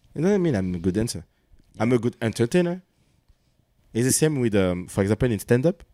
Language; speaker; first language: English; non-native, learner; French